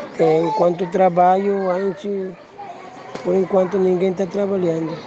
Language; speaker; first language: Portuguese; non-native, learner; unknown